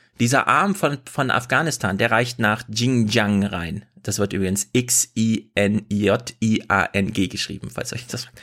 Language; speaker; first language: German; native; German